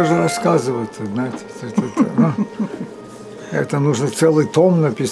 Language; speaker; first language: Russian; early bilingual, heritage; Russian